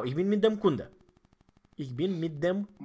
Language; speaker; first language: German; non-native, fluent; Romanian